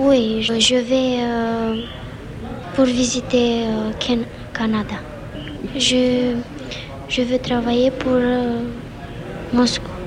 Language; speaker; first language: French; non-native, learner; Romanian